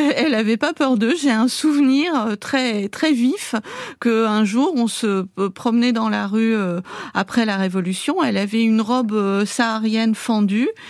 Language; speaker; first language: French; early bilingual, other home language; Armenian